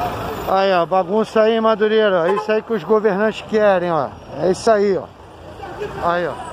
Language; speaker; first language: Portuguese; native; Portuguese